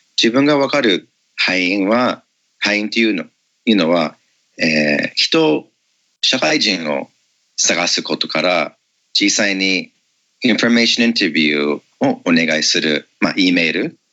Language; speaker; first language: Japanese; non-native, fluent; English